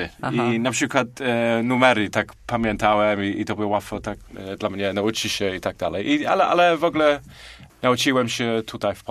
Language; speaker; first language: Polish; non-native, learner; English